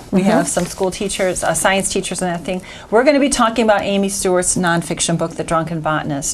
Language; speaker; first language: English; native; English